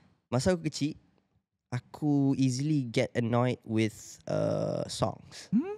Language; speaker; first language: English; non-native, local second language; Malay